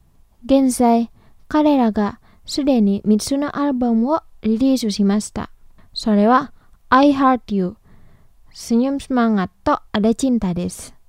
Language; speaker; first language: Japanese; non-native, fluent; Indonesian